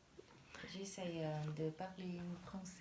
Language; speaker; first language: French; non-native, learner; Vietnamese